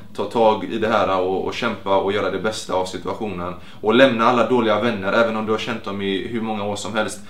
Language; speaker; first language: Swedish; native; Swedish